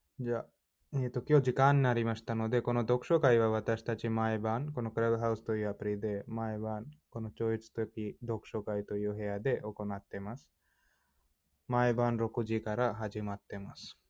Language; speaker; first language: Japanese; non-native, fluent; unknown